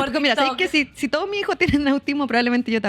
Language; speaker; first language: Spanish; native; Spanish